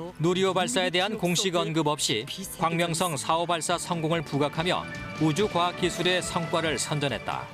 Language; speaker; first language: Korean; native; Korean